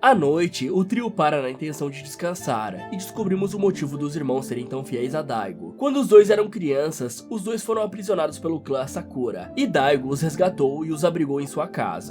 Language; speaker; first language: Portuguese; native; Portuguese